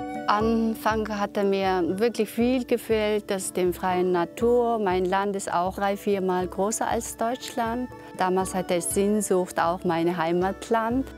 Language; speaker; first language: German; non-native, fluent; Mongolian